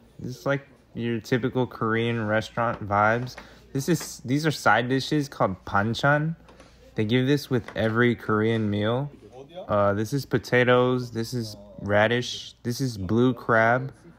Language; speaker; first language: English; early bilingual, other home language; Korean